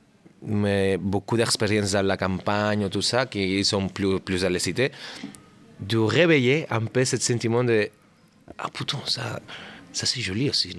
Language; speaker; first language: French; non-native, learner; Catalan